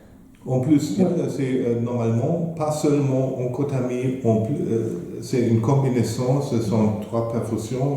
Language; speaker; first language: French; non-native, fluent; German